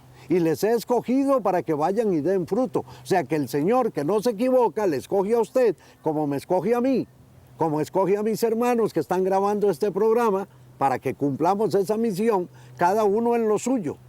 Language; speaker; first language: Spanish; native; Spanish